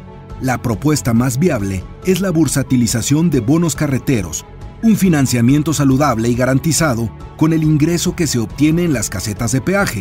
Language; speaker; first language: Spanish; native; Spanish